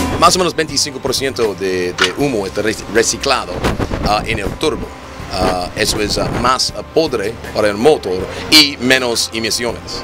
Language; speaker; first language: Spanish; non-native, learner; English